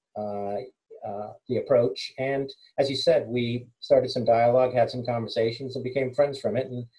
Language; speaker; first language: English; native; English